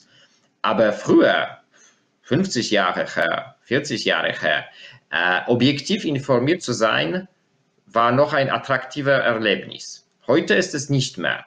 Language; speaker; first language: German; non-native, fluent; Polish